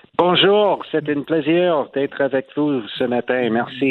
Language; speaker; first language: French; non-native, learner; English